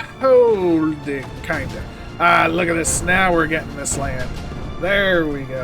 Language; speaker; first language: English; native; English